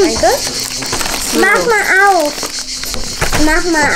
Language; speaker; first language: German; native; German